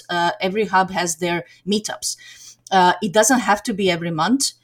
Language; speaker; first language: English; non-native, fluent; Serbian